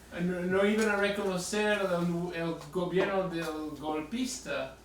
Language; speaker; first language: Spanish; non-native, fluent; English